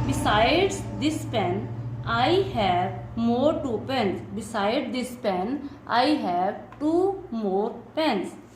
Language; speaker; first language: English; non-native, local second language; Punjabi